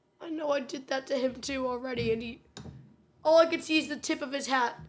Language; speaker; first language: English; native; English